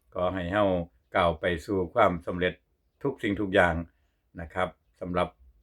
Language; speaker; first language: Thai; native; Thai